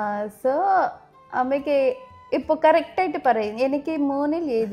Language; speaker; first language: Malayalam; non-native, learner; Kannada